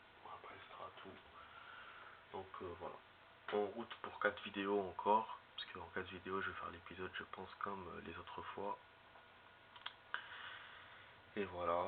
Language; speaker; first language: French; native; French